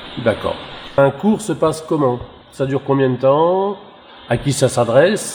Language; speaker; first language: French; native; French